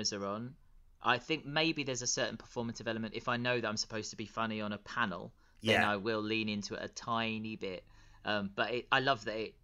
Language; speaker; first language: English; native; English